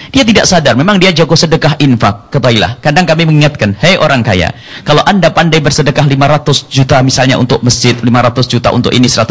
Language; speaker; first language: Indonesian; native; Indonesian